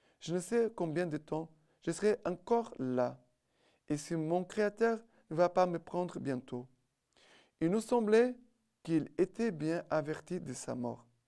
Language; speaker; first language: French; non-native, fluent; Portuguese